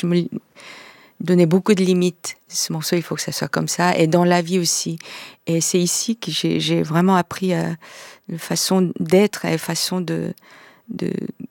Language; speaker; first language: French; non-native, fluent; Korean